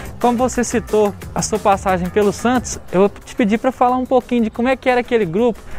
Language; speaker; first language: Portuguese; native; Portuguese